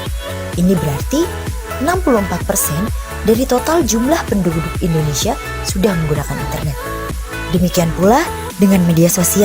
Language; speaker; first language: Indonesian; native; Indonesian